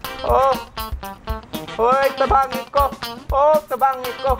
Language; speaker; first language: Cebuano; non-native, fluent; English